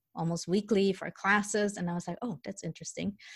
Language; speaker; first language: English; early bilingual, other home language; German